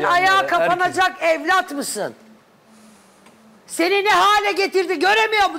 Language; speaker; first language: Turkish; native; Turkish